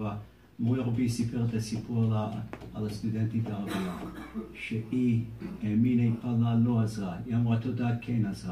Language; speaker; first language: Hebrew; non-native, fluent; English